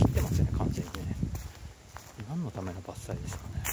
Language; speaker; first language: Japanese; native; Japanese